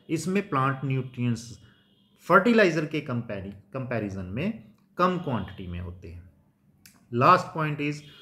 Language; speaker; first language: Hindi; non-native, local second language; Punjabi